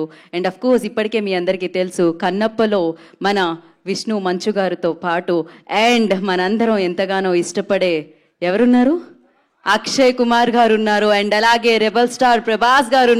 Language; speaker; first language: Telugu; native; Telugu